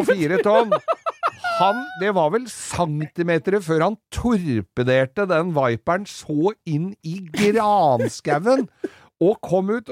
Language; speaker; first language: Norwegian; native; Norwegian